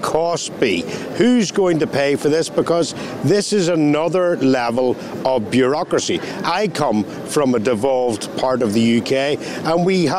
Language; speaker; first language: English; native; English